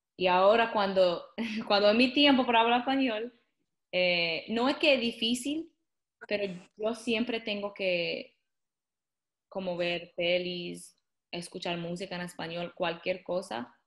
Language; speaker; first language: Spanish; non-native, fluent; English